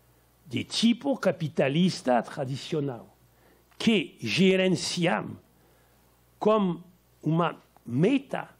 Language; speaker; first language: Portuguese; non-native, learner; French